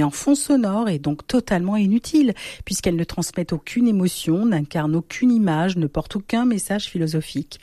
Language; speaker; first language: French; native; French